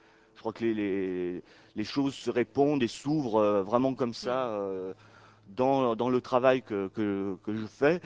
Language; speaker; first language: French; native; French